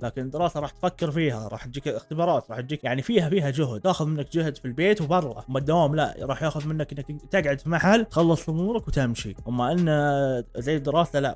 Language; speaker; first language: Arabic; native; Arabic